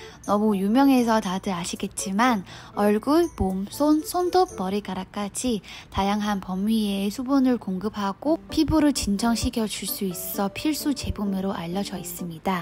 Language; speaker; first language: Korean; non-native, fluent; Vietnamese